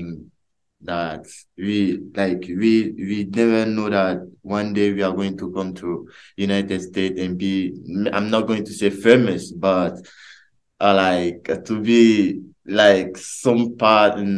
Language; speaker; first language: English; non-native, learner; French